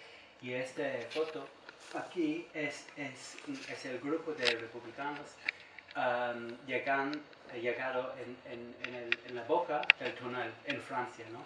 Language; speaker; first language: Spanish; non-native, learner; English